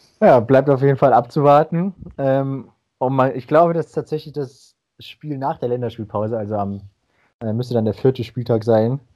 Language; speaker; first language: German; native; German